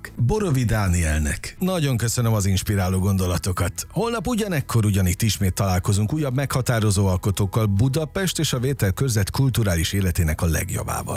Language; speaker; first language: Hungarian; native; Hungarian